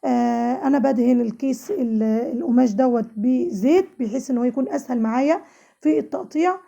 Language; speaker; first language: Arabic; native; Arabic